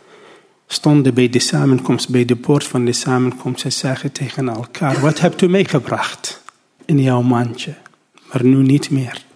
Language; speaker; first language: Dutch; non-native, learner; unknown